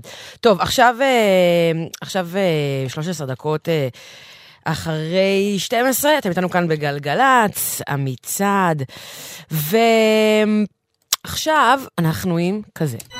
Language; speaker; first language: Hebrew; native; Hebrew